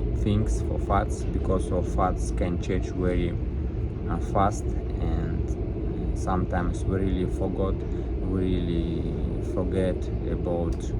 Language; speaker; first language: English; non-native, learner; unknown